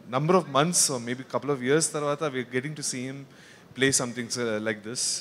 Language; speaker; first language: English; non-native, local second language; Telugu